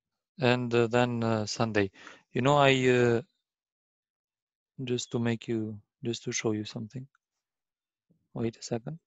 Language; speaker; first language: English; non-native, learner; Arabic